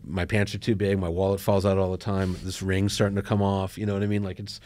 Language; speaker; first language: English; native; English